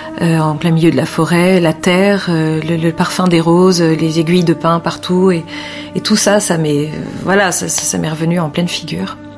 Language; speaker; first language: French; early bilingual, other home language; Arabic